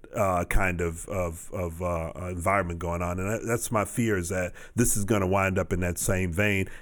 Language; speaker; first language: English; native; English